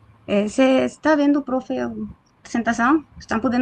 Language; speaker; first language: Portuguese; non-native, fluent; Spanish